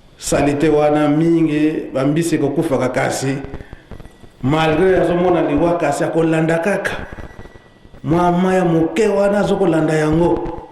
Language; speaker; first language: Lingala; non-native, local second language; Kongo